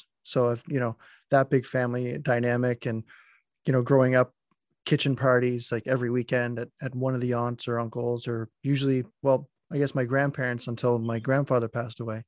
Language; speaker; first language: English; non-native, fluent; French